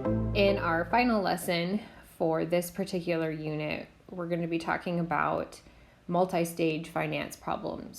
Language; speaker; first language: English; native; English